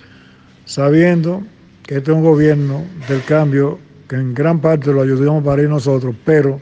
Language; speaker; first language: Spanish; native; Spanish